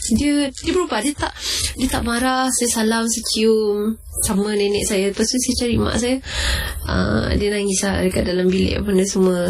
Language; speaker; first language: Malay; non-native, local second language; Iban